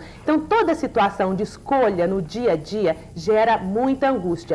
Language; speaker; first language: Portuguese; native; Portuguese